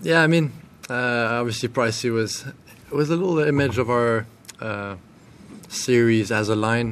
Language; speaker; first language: English; non-native, fluent; French